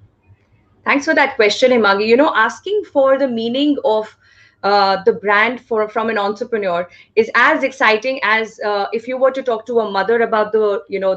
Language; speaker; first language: English; non-native, local second language; Hindi